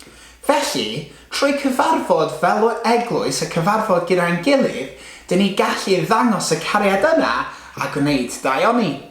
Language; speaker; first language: Welsh; non-native, local second language; English